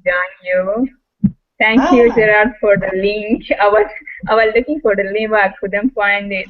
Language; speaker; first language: English; non-native, learner; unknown